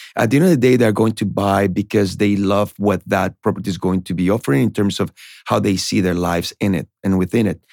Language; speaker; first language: English; non-native, fluent; Spanish